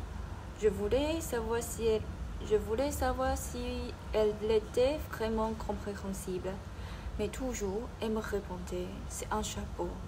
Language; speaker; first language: French; non-native, learner; Chinese